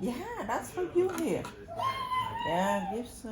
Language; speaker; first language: English; non-native, learner; Vietnamese